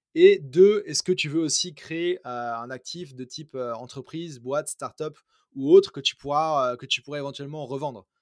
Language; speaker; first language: French; native; French